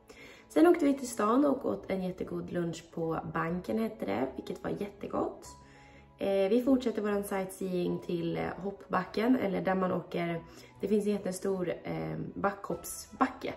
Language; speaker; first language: Swedish; native; Swedish